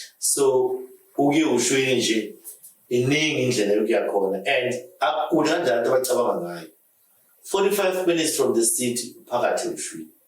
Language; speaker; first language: Zulu; native; Zulu